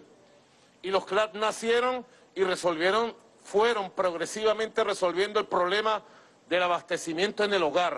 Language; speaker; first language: Spanish; native; Spanish